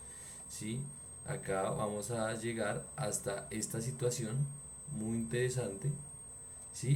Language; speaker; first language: Spanish; native; Spanish